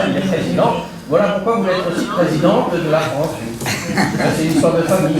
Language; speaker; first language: French; native; French